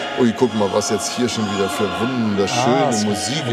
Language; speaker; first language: German; native; German